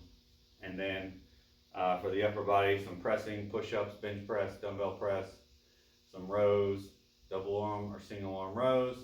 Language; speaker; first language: English; native; English